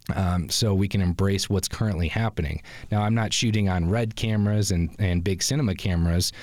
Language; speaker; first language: English; native; English